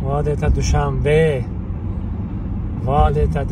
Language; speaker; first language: Russian; non-native, learner; Tajik